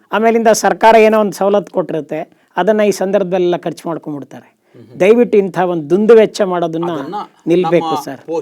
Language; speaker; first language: Kannada; native; Kannada